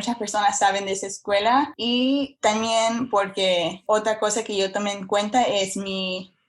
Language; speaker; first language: Spanish; early bilingual, heritage; Spanish